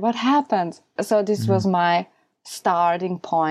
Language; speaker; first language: English; non-native, fluent; German